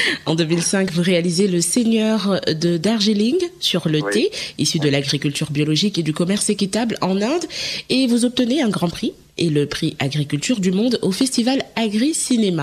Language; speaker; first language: French; native; French